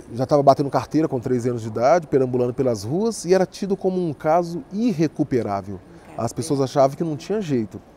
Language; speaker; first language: Portuguese; native; Portuguese